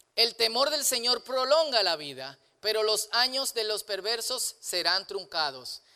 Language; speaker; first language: Spanish; native; Spanish